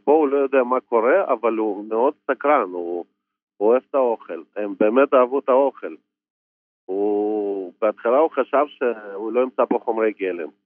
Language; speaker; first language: Hebrew; non-native, fluent; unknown